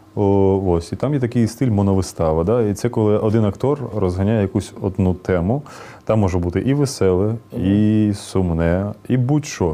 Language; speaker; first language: Ukrainian; non-native, local second language; Russian